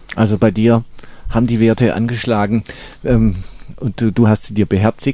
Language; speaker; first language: German; native; German